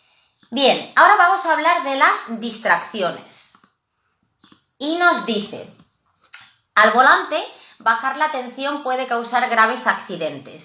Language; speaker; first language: Spanish; native; Spanish